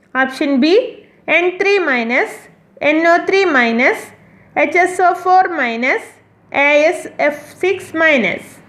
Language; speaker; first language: English; non-native, local second language; Malayalam